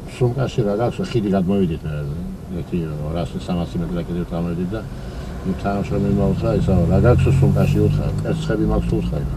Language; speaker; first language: Georgian; non-native, local second language; Mingrelian